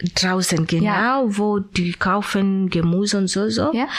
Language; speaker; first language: German; non-native, fluent; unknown